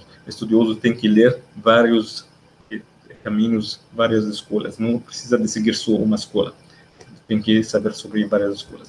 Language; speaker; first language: Portuguese; non-native, learner; Arabic